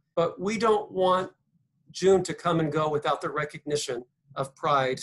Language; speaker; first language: English; native; English